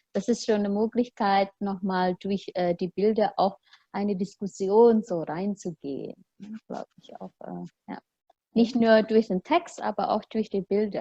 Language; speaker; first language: German; non-native, fluent; Indonesian